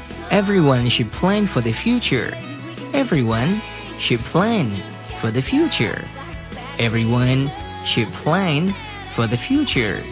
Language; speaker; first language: English; non-native, fluent; Chinese